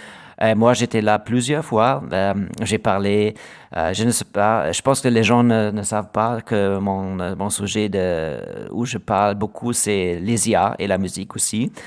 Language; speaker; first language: French; non-native, learner; German